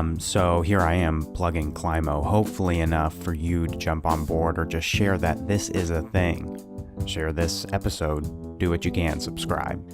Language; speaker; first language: English; native; English